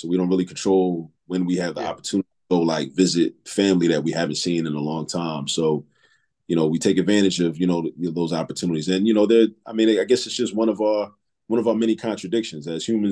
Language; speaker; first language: English; native; English